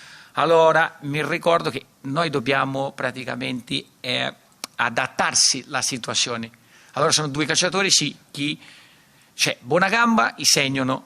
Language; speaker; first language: Italian; non-native, fluent; Portuguese